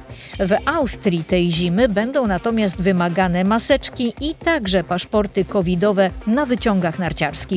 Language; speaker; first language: Polish; native; Polish